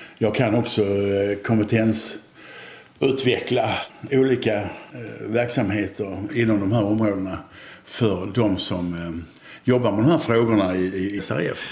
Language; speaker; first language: Swedish; native; Swedish